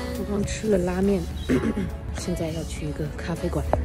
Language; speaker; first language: Chinese; early bilingual, heritage; Chinese